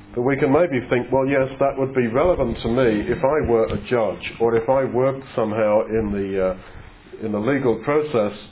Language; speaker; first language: English; native; English